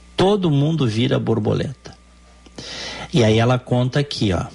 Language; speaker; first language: Portuguese; native; Portuguese